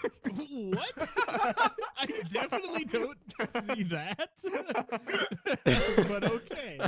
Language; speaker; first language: English; native; English